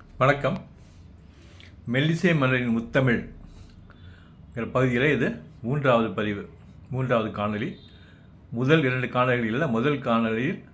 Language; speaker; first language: Tamil; native; Tamil